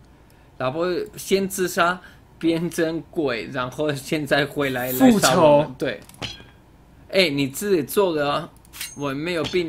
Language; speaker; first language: Chinese; non-native, fluent; English